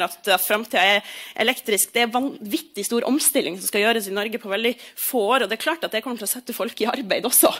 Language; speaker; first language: Norwegian; native; Norwegian